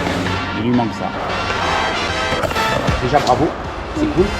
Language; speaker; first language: French; native; French